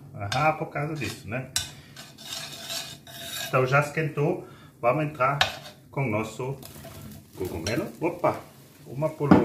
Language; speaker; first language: Portuguese; non-native, fluent; German